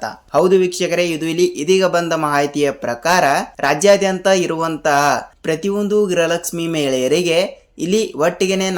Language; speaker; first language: Kannada; native; Kannada